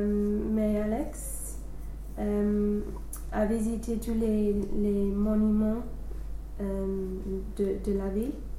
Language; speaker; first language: French; non-native, fluent; English